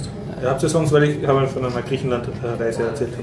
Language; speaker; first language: German; native; German